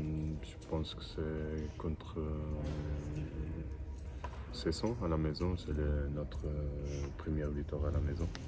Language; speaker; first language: French; non-native, fluent; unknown